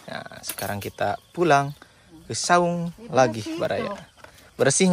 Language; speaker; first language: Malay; non-native, local second language; Sundanese